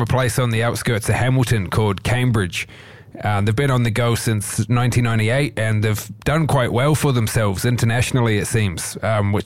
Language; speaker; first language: English; native; English